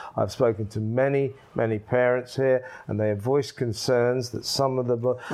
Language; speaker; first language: English; native; English